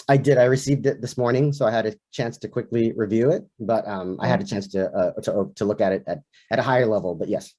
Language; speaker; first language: English; native; English